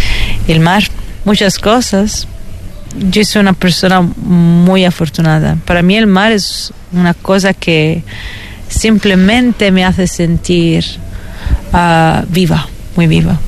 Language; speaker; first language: Spanish; non-native, fluent; Italian